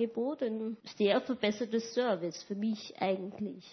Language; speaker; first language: German; native; German